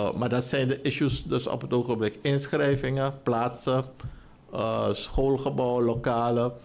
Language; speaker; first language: Dutch; native; Dutch